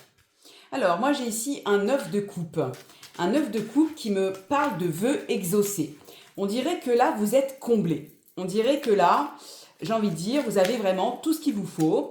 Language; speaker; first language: French; native; French